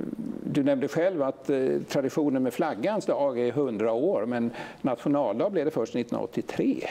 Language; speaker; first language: Swedish; native; Swedish